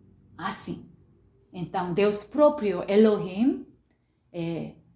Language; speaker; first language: Portuguese; non-native, learner; Korean